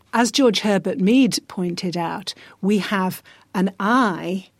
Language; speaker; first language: English; native; English